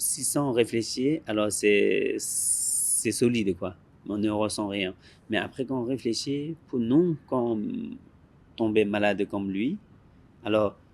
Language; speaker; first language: French; non-native, learner; Tibetan